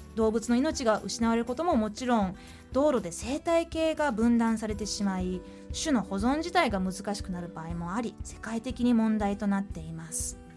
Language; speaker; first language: Japanese; native; Japanese